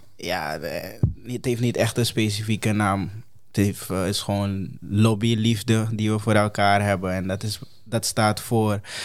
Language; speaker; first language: Dutch; non-native, fluent; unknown